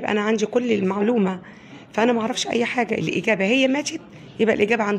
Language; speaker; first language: Arabic; native; Arabic